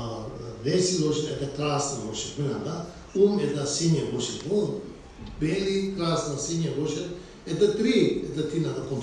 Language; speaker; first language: Russian; non-native, learner; Tibetan